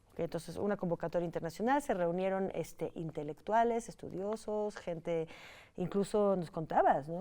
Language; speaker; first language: Spanish; native; Spanish